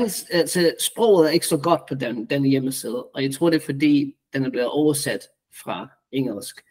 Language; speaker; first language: Danish; non-native, fluent; English